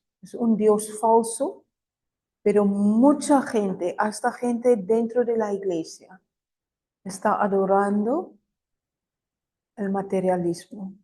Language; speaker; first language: Spanish; non-native, fluent; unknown